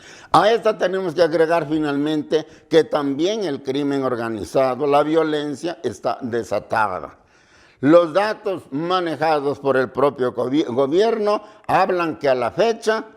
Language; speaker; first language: Spanish; native; Spanish